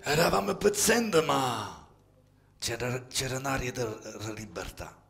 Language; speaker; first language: Italian; early bilingual, other home language; French